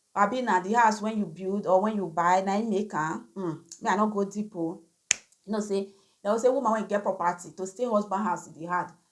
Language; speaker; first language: Nigerian Pidgin; native; Nigerian Pidgin